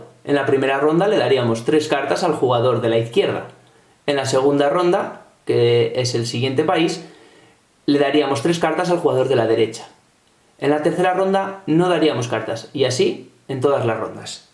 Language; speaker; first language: Spanish; native; Spanish